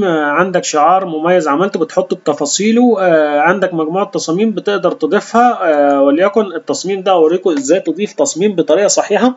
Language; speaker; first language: Arabic; native; Arabic